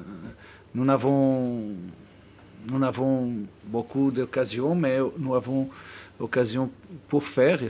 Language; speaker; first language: French; non-native, learner; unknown